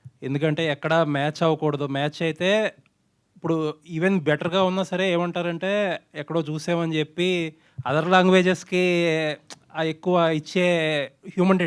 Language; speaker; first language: Telugu; native; Telugu